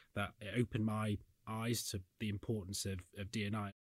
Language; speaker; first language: English; native; English